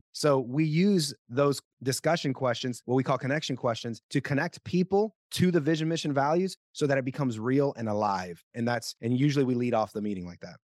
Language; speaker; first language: English; non-native, fluent; Spanish